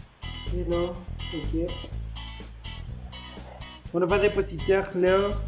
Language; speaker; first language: French; non-native, learner; Spanish